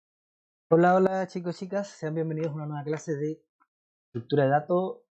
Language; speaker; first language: Spanish; native; Spanish